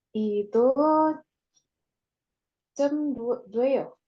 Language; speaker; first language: Korean; non-native, learner; Indonesian